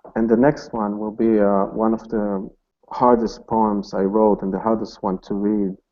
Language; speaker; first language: English; non-native, fluent; Hebrew